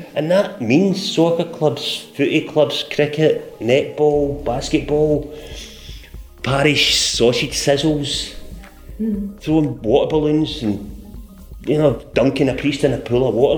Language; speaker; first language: English; native; English